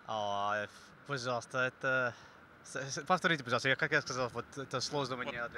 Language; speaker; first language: Russian; non-native, learner; English